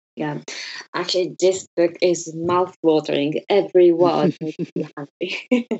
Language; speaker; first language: English; non-native, learner; Japanese